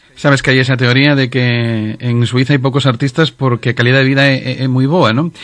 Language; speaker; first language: Galician; non-native, local second language; Spanish